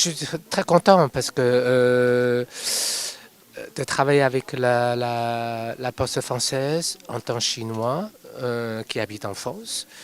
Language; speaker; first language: French; non-native, fluent; Chinese